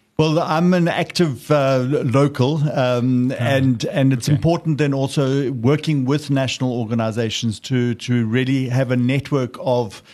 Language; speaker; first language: English; native; English